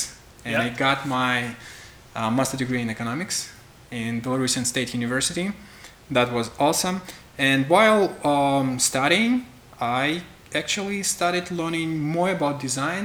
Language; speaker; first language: English; non-native, fluent; Russian